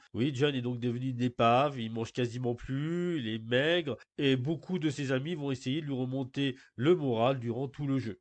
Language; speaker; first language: French; native; French